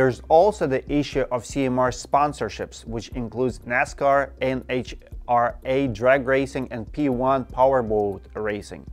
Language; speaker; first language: English; non-native, fluent; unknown